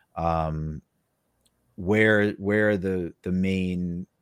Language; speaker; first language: English; native; English